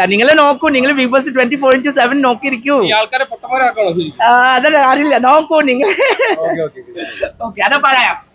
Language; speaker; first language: Malayalam; non-native, fluent; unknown